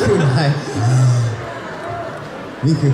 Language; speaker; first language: Japanese; non-native, learner; Korean